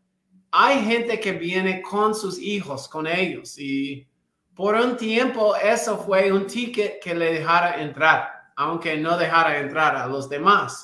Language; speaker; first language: Spanish; non-native, fluent; English